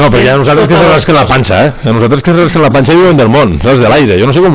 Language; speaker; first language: Catalan; native; Catalan